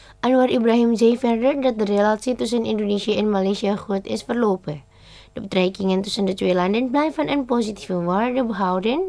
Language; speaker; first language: Dutch; non-native, fluent; Indonesian